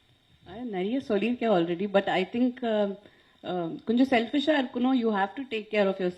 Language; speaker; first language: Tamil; non-native, local second language; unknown